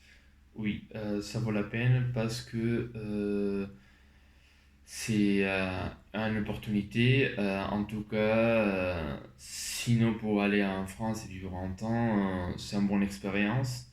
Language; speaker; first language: French; non-native, learner; Spanish